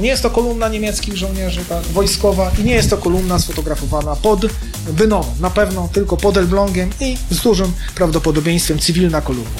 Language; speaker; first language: Polish; native; Polish